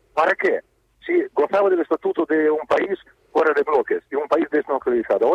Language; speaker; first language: Spanish; non-native, fluent; Russian